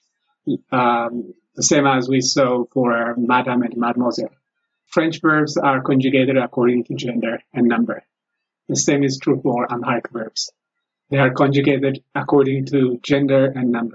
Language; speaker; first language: English; non-native, fluent; Amharic